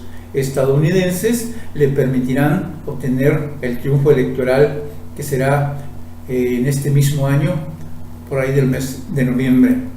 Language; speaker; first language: Spanish; native; Spanish